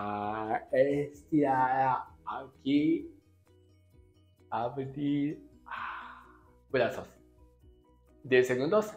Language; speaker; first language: Spanish; non-native, learner; Japanese